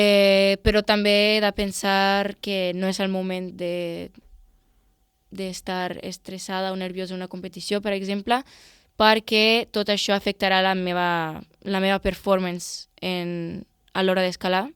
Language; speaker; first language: Catalan; non-native, local second language; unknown